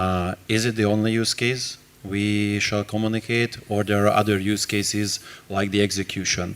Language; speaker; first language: English; non-native, fluent; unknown